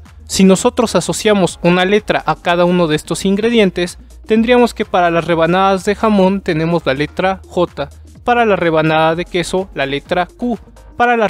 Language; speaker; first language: Spanish; native; Spanish